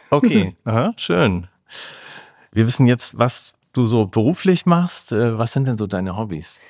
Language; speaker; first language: German; native; German